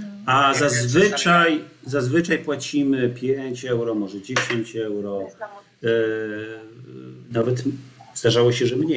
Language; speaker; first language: Polish; native; Polish